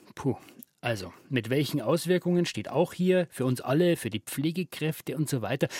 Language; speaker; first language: German; native; German